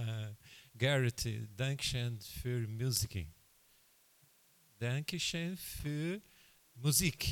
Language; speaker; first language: German; non-native, learner; Portuguese